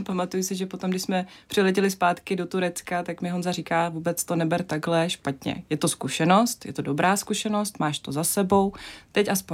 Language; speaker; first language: Czech; non-native, fluent; Russian